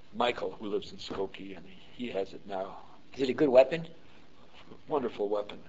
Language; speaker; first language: English; early bilingual, other home language; Yiddish